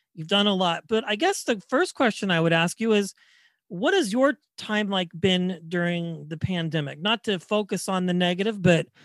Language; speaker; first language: English; native; English